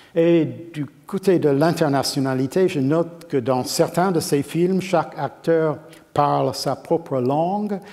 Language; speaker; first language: French; non-native, fluent; English